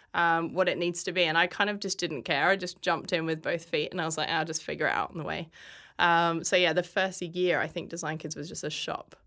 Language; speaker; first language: English; native; English